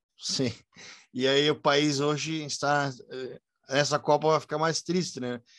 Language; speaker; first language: Portuguese; native; Portuguese